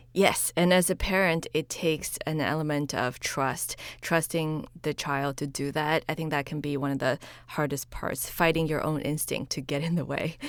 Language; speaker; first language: English; early bilingual, other home language; Chinese